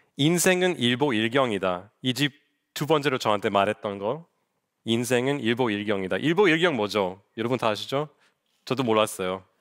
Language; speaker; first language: Korean; non-native, fluent; English